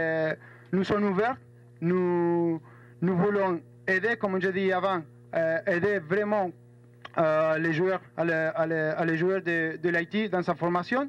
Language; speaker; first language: French; non-native, fluent; Spanish